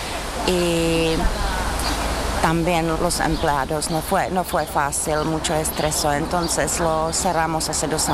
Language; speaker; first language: Spanish; non-native, learner; Czech